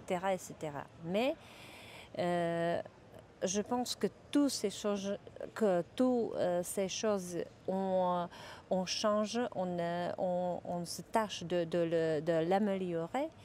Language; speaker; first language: French; non-native, fluent; Czech